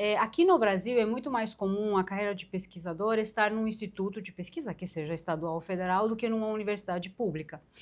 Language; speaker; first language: Portuguese; non-native, fluent; Romanian